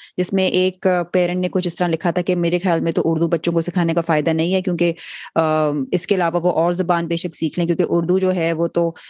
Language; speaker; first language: Urdu; native; Urdu